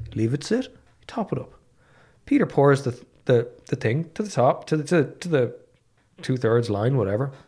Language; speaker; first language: English; native; English